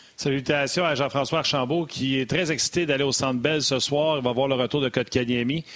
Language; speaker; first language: French; native; French